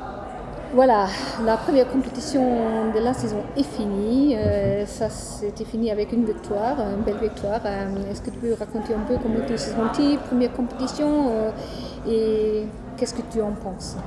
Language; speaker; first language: French; non-native, fluent; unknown